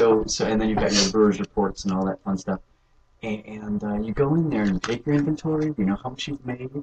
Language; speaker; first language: English; native; English